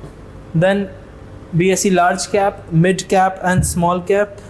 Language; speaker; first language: English; non-native, local second language; Hindi